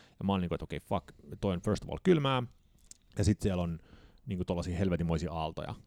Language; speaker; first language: Finnish; early bilingual, heritage; Finnish